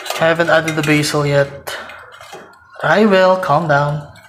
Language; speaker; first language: English; non-native, local second language; Filipino